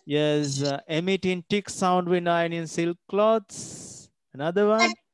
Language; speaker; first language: English; non-native, local second language; Sinhala